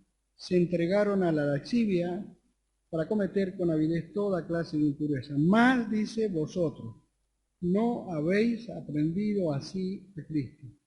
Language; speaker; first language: Spanish; native; Spanish